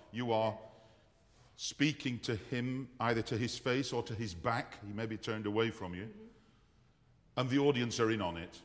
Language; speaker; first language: English; native; English